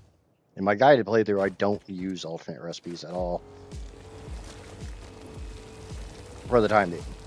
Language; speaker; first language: English; native; English